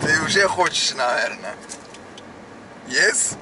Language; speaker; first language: Russian; non-native, learner; Turkish